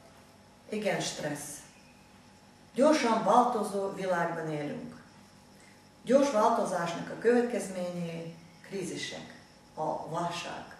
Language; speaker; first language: Hungarian; non-native, fluent; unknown